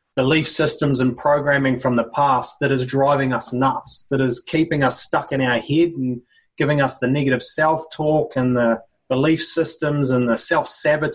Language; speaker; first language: English; native; English